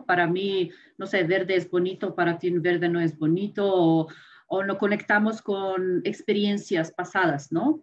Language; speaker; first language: Spanish; non-native, fluent; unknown